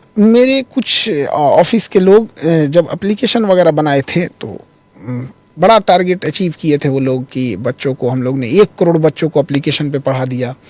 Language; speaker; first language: Hindi; native; Hindi